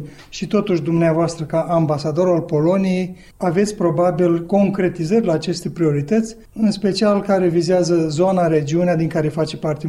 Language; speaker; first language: Romanian; native; Romanian